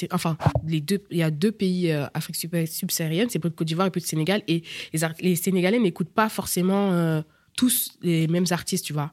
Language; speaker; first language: French; early bilingual, other home language; Bambara